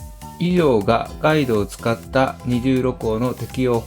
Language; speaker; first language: Japanese; native; Japanese